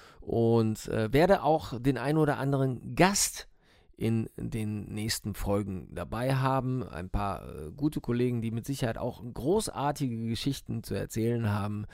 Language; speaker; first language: German; native; German